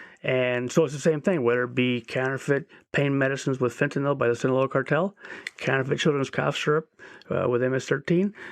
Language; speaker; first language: English; native; English